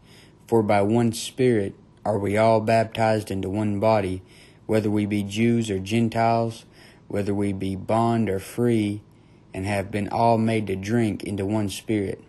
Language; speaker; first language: English; native; English